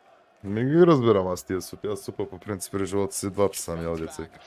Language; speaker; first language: Bulgarian; native; Bulgarian